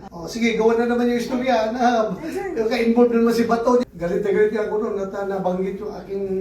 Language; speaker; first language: Filipino; native; Filipino